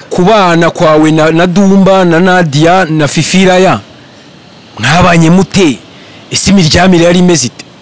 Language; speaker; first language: Kinyarwanda; native; Kinyarwanda